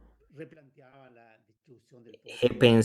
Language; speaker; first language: Spanish; native; Spanish